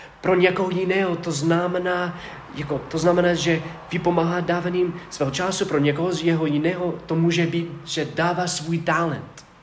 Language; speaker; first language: Czech; non-native, fluent; English